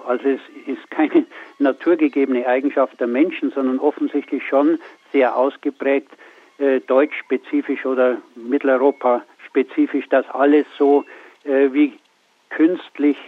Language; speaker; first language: German; native; German